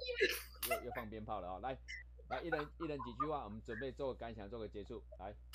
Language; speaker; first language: Chinese; native; Chinese